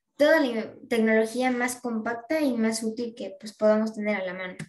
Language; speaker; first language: Spanish; native; Spanish